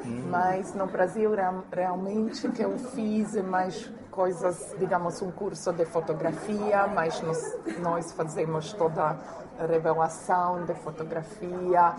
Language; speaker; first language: Portuguese; non-native, learner; Croatian